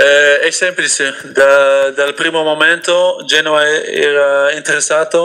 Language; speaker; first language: Italian; non-native, fluent; Dutch